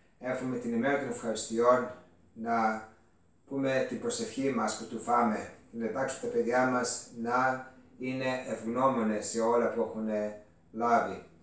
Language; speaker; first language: Greek; early bilingual, other home language; English